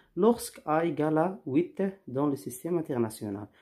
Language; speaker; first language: French; non-native, local second language; Arabic